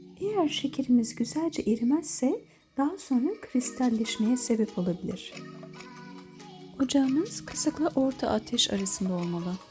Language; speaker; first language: Turkish; native; Turkish